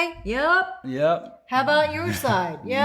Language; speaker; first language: English; native; English